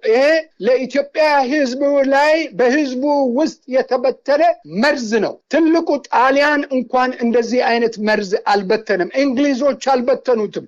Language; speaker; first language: Amharic; non-native, local second language; Wolaytta